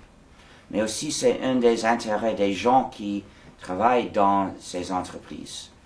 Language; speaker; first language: French; non-native, fluent; English